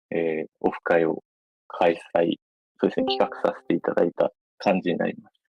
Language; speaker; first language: Japanese; native; Japanese